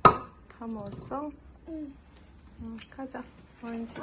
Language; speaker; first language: Korean; non-native, learner; Arabic